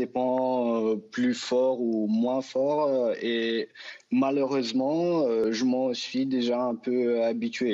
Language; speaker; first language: French; non-native, fluent; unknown